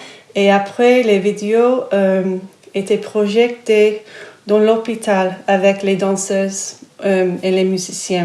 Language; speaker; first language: French; non-native, fluent; English